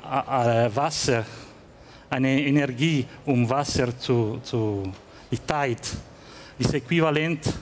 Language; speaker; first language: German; non-native, learner; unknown